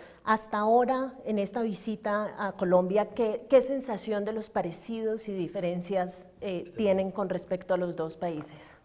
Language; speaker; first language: Spanish; native; Spanish